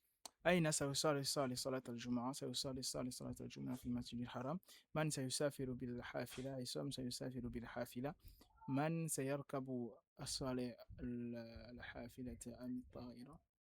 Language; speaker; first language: Arabic; non-native, fluent; French